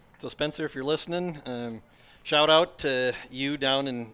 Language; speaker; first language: English; native; English